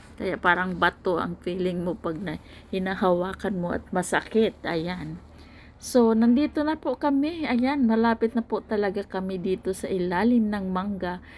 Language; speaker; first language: Filipino; non-native, local second language; Cebuano